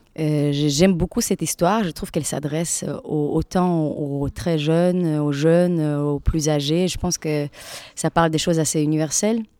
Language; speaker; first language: French; non-native, fluent; Russian